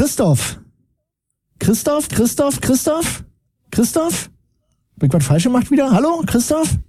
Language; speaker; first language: German; native; German